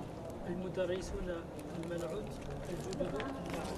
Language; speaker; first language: Arabic; non-native, learner; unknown